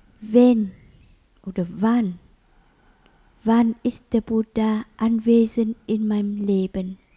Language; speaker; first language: German; non-native, learner; Vietnamese